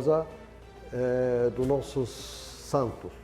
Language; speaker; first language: Portuguese; non-native, fluent; Arabic